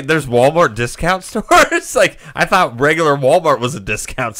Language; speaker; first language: English; native; English